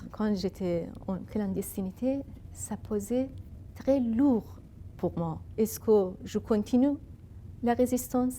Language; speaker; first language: French; non-native, fluent; Persian